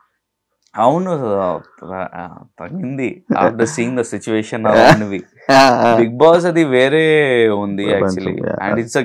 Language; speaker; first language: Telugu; non-native, local second language; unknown